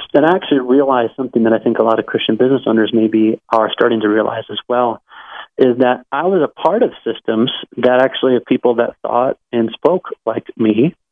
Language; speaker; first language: English; native; English